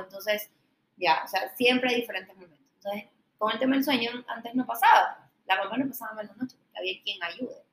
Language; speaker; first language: Spanish; native; Spanish